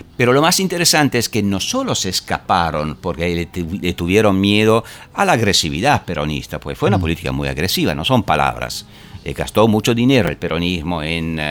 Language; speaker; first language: Spanish; non-native, fluent; Italian